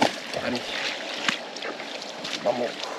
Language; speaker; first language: Spanish; non-native, learner; French